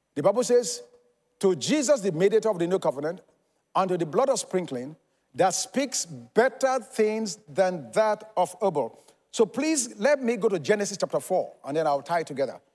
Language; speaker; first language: English; non-native, local second language; Yoruba